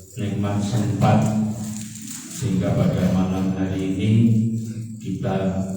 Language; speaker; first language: Indonesian; native; Indonesian